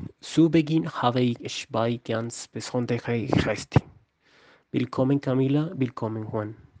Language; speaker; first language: German; non-native, learner; Spanish